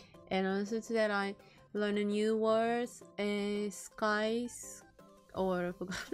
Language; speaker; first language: English; non-native, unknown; Japanese